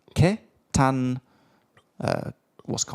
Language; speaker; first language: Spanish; non-native, fluent; English